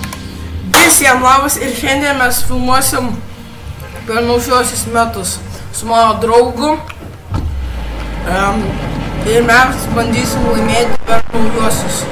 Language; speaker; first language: Lithuanian; early bilingual, heritage; Lithuanian